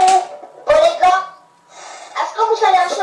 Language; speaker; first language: French; native; French